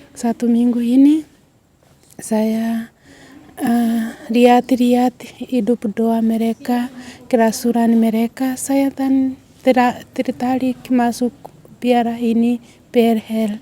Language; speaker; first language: Indonesian; non-native, learner; Swahili